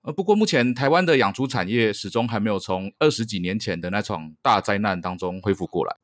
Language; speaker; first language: Chinese; native; Chinese